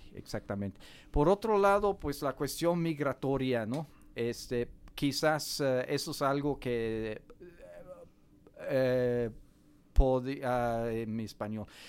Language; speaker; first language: Spanish; non-native, fluent; English